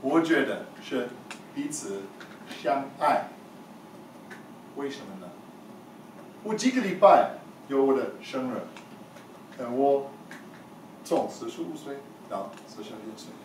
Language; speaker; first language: Chinese; non-native, learner; English